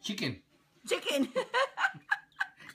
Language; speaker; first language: English; non-native, learner; Lao